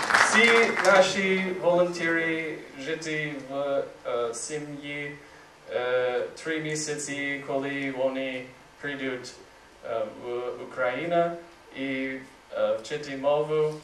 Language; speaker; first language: Ukrainian; non-native, fluent; English